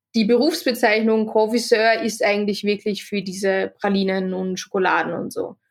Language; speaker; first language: German; native; German